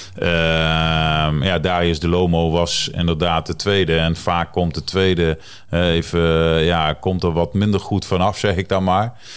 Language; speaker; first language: Dutch; native; Dutch